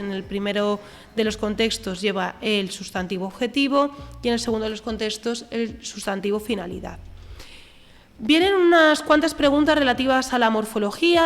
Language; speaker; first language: Spanish; native; Spanish